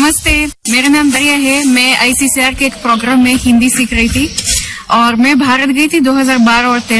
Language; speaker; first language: Hindi; non-native, fluent; Russian